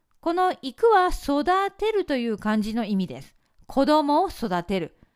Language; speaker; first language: Japanese; native; Japanese